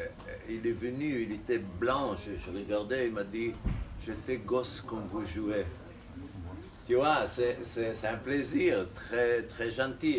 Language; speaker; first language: French; non-native, fluent; Hebrew